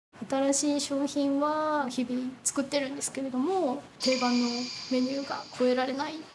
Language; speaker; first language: Japanese; native; Japanese